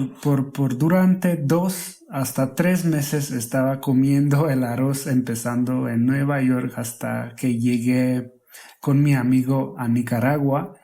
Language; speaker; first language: Spanish; non-native, fluent; Hungarian